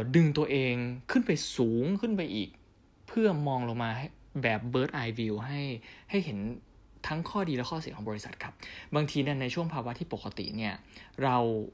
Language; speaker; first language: Thai; native; Thai